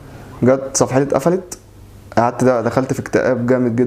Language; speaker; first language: Arabic; native; Arabic